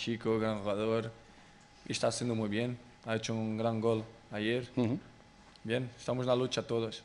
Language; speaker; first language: Spanish; non-native, fluent; Portuguese